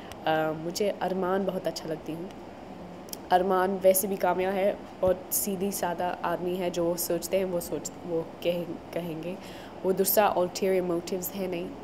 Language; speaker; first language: Hindi; non-native, learner; English